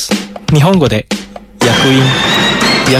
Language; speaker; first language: Japanese; non-native, fluent; Indonesian